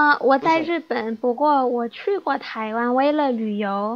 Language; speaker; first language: Chinese; non-native, learner; Japanese